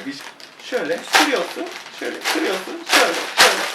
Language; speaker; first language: Turkish; non-native, fluent; Korean